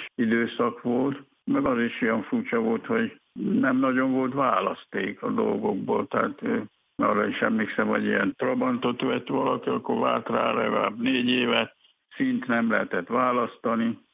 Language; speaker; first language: Hungarian; non-native, fluent; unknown